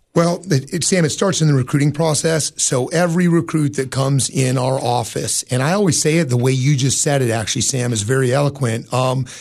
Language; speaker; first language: English; native; English